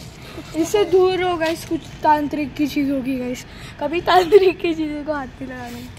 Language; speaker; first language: Hindi; native; Hindi